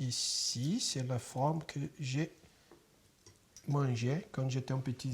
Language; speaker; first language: French; non-native, fluent; Portuguese